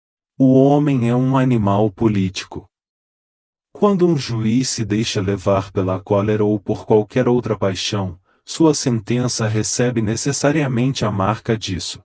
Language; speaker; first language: Portuguese; native; Portuguese